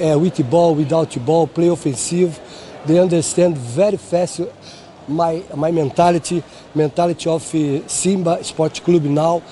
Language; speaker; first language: English; non-native, learner; Portuguese